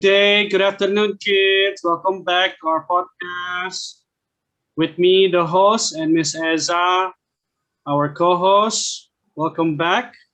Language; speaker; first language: English; non-native, fluent; Indonesian